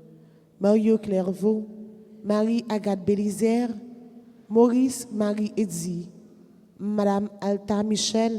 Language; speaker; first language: French; non-native, local second language; Haitian Creole